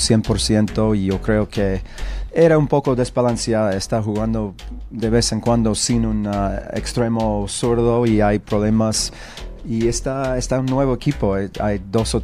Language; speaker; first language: Spanish; non-native, learner; English